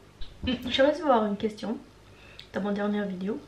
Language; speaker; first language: French; non-native, learner; Norwegian